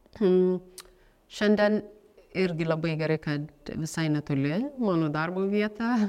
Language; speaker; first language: Lithuanian; non-native, fluent; Amharic